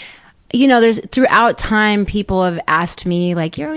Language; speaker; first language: English; native; English